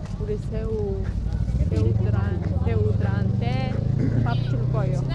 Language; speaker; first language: Korean; non-native, learner; Uzbek